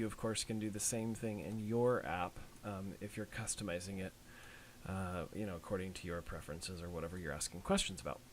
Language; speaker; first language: English; native; English